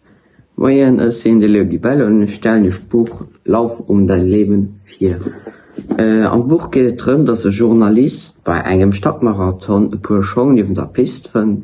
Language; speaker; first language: German; non-native, local second language; Luxembourgish